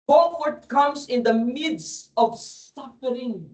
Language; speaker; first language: English; non-native, local second language; Filipino